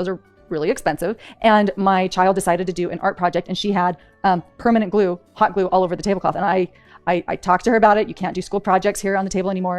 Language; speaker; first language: English; native; English